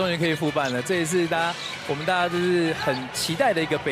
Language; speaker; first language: Chinese; native; Chinese